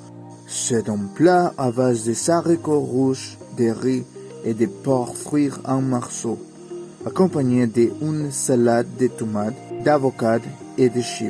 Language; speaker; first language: French; non-native, learner; Spanish